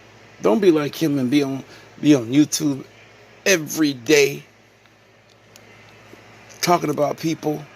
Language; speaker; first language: English; native; English